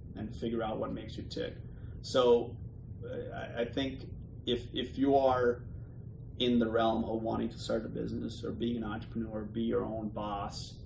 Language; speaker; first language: English; early bilingual, other home language; Bosnian